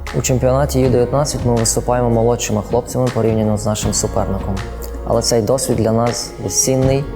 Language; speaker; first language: Ukrainian; early bilingual, other home language; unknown